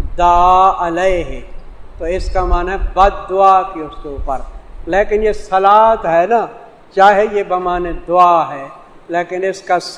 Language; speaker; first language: Urdu; non-native, local second language; Saraiki